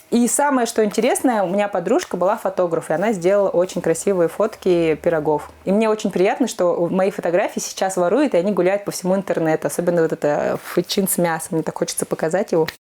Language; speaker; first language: Russian; native; Russian